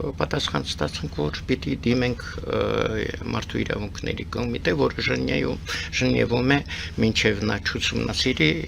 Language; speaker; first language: Armenian; early bilingual, heritage; Armenian